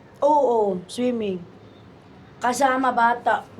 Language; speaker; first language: Filipino; non-native, local second language; Cebuano